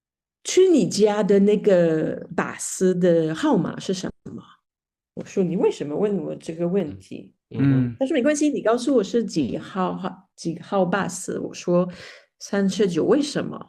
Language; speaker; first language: Chinese; non-native, fluent; French